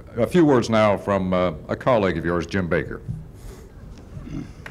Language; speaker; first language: English; native; English